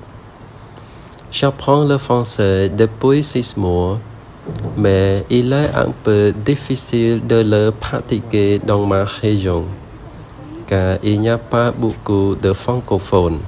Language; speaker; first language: French; non-native, learner; Khmer